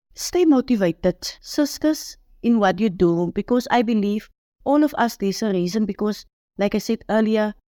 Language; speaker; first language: English; non-native, local second language; Afrikaans